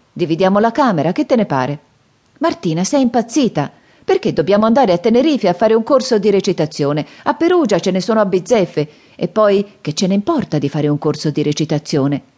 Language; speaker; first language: Italian; native; Italian